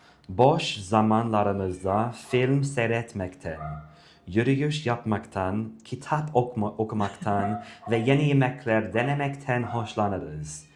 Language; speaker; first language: Turkish; non-native, learner; English